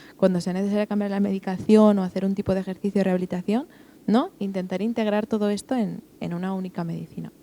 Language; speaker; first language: Spanish; non-native, local second language; Catalan